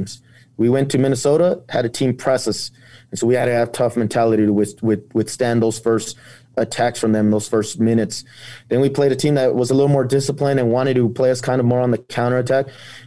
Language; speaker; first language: English; native; English